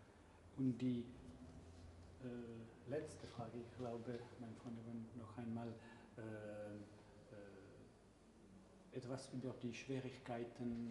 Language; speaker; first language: German; non-native, learner; English